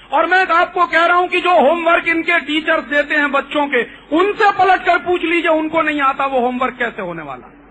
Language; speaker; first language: Hindi; native; Hindi